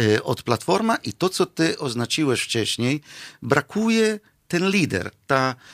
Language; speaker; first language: Polish; non-native, fluent; Italian